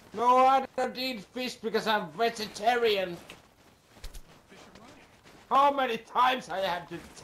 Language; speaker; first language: English; non-native, learner; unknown